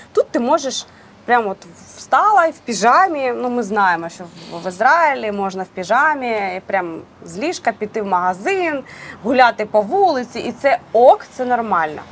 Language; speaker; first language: Ukrainian; native; Ukrainian